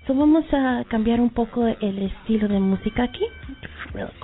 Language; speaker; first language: Spanish; early bilingual, heritage; Spanish